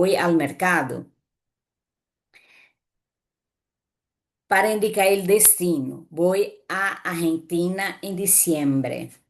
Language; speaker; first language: Spanish; non-native, fluent; Portuguese